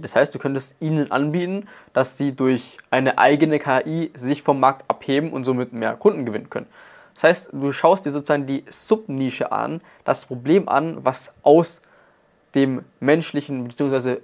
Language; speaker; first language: German; native; German